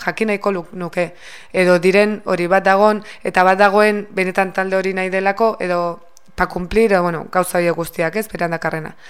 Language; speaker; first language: Basque; native; Basque